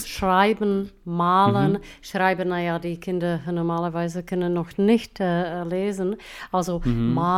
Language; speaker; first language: German; non-native, fluent; Czech